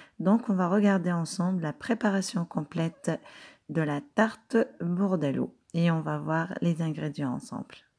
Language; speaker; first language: French; non-native, local second language; Arabic